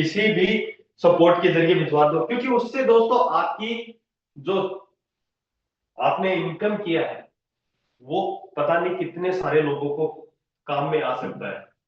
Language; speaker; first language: Hindi; native; Hindi